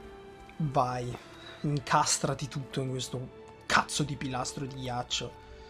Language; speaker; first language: Italian; native; Italian